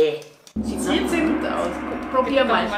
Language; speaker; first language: German; native; German